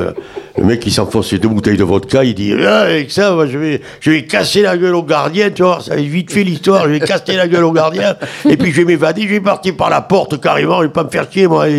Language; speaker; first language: French; native; French